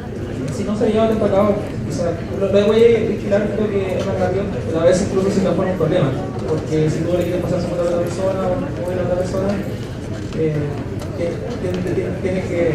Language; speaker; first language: Spanish; native; Spanish